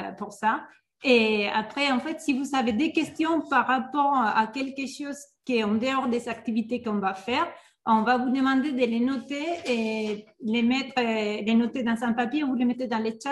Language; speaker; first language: French; non-native, fluent; Spanish